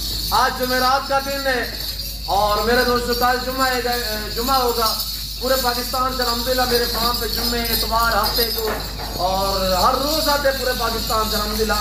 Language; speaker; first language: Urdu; non-native, local second language; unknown